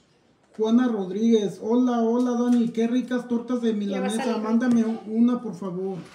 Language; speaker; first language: Spanish; native; Spanish